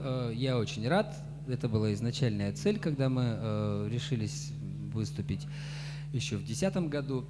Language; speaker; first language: Russian; native; Russian